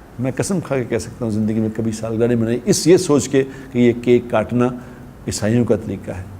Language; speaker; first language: Urdu; non-native, local second language; Punjabi